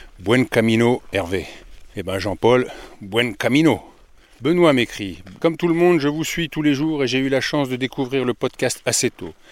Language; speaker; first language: French; native; French